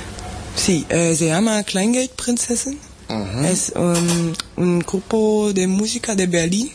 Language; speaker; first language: Spanish; non-native, fluent; German